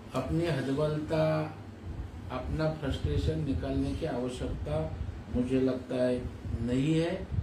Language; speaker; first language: Hindi; non-native, local second language; Marathi